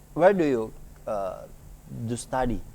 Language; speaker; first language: English; non-native, learner; Indonesian